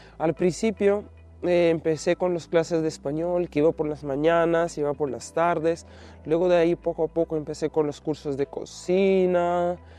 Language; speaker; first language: Spanish; non-native, fluent; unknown